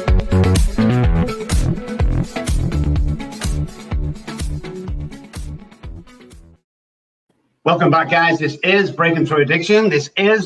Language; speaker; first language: English; native; English